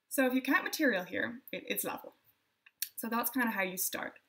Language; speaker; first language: English; native; English